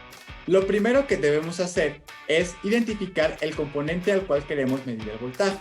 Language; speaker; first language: Spanish; native; Spanish